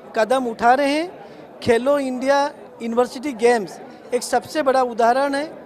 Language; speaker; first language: Hindi; non-native, local second language; Odia